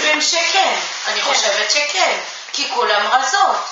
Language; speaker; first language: Hebrew; non-native, fluent; Japanese